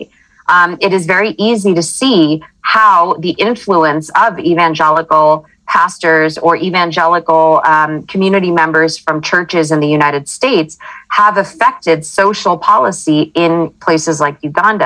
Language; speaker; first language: English; native; English